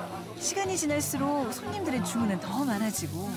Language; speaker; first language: Korean; native; Korean